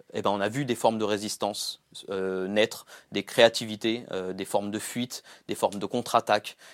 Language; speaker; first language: French; native; French